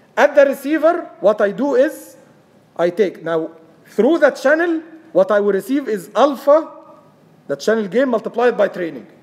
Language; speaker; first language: English; non-native, fluent; Arabic